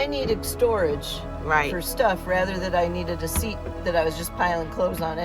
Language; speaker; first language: English; native; English